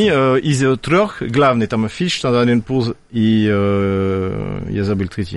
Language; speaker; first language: Russian; non-native, fluent; French